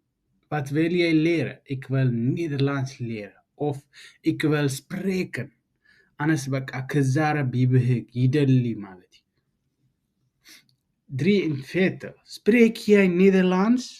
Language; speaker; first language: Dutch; non-native, fluent; Tigrinya